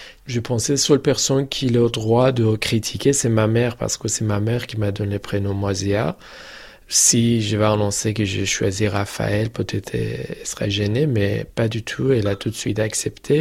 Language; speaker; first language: French; non-native, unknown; Persian